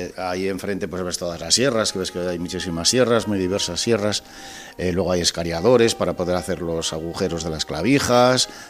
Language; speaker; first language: Spanish; native; Spanish